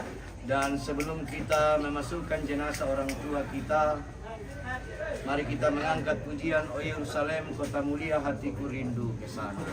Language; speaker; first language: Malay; non-native, local second language; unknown